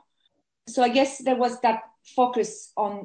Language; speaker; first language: English; non-native, fluent; French